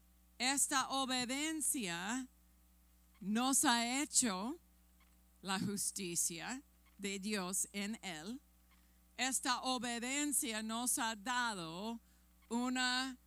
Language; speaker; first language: Spanish; non-native, fluent; English